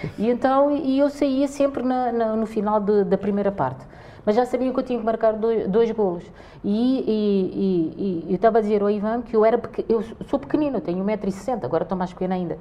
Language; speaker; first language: Portuguese; non-native, local second language; Kabuverdianu